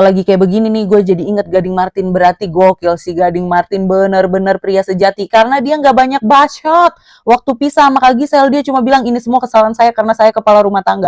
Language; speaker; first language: Indonesian; native; Indonesian